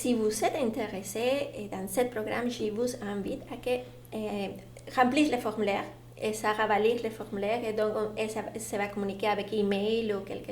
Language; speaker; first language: French; non-native, learner; Spanish